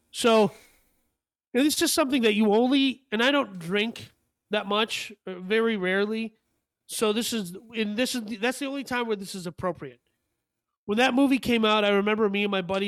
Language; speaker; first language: English; native; English